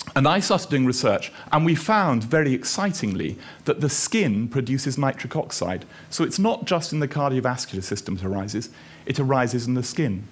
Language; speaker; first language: English; native; English